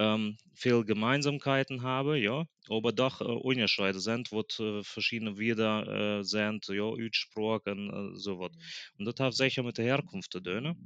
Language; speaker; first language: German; early bilingual, other home language; Plautdietsch